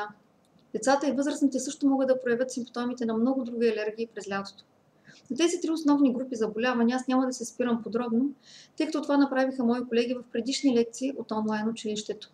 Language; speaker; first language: Bulgarian; native; Bulgarian